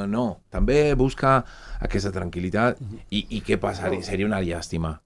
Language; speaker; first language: Catalan; non-native, fluent; Spanish